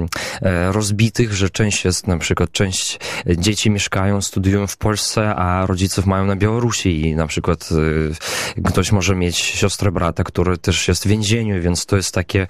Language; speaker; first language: Polish; non-native, local second language; Belarusian